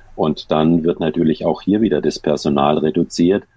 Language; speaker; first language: German; native; German